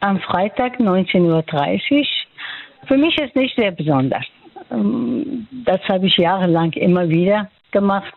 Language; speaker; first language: German; non-native, fluent; Persian